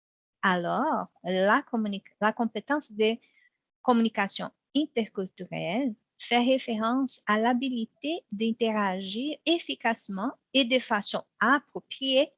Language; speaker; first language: French; non-native, fluent; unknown